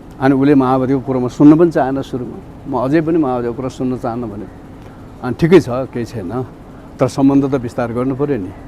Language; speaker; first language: Nepali; native; Nepali